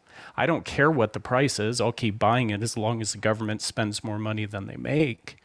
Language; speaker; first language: English; native; English